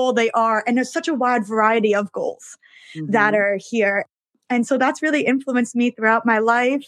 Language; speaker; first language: English; native; English